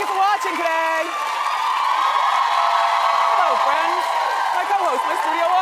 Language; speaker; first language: English; native; English